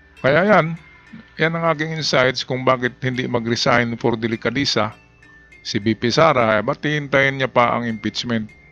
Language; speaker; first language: Filipino; non-native, local second language; Cebuano